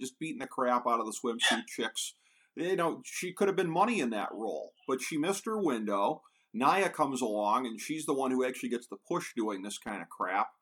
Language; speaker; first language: English; native; English